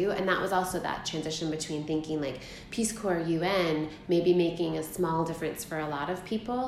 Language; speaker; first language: English; native; English